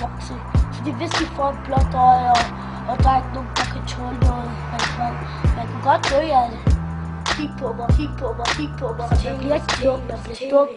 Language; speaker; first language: Danish; early bilingual, other home language; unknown